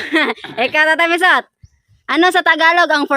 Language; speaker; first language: Filipino; non-native, local second language; Cebuano